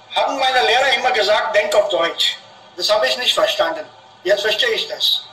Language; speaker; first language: German; non-native, fluent; Hindi